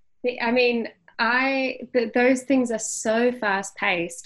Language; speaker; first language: English; native; English